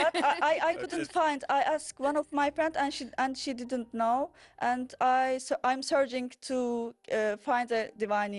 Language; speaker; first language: English; non-native, learner; Turkish